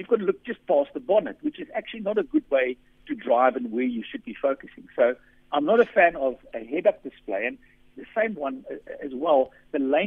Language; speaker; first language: English; non-native, local second language; Afrikaans